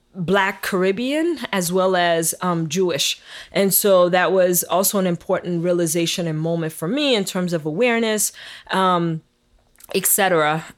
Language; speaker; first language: English; early bilingual, other home language; Haitian Creole